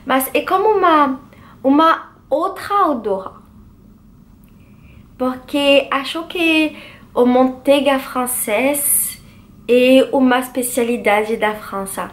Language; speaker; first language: Portuguese; non-native, learner; French